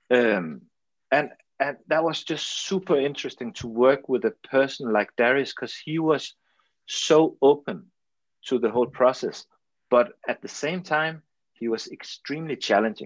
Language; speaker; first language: English; non-native, fluent; Danish